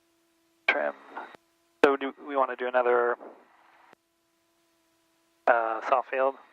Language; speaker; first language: English; native; English